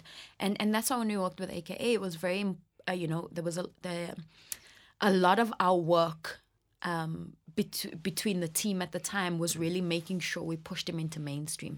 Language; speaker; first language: English; native; English